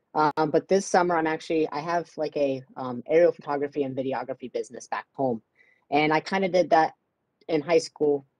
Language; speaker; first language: English; native; English